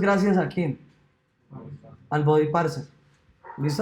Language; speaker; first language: Spanish; native; Spanish